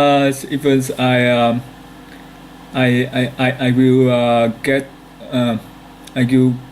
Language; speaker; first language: English; non-native, learner; Vietnamese